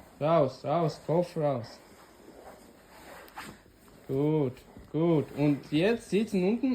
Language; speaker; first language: German; non-native, learner; Ukrainian